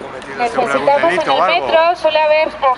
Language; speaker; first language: Spanish; native; Spanish